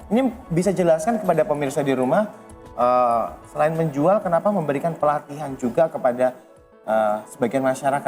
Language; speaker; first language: Indonesian; native; Indonesian